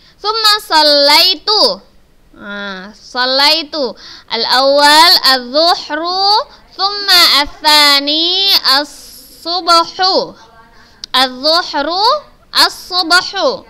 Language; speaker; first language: Arabic; non-native, fluent; Indonesian